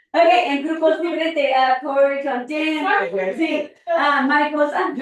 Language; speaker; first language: Spanish; non-native, learner; English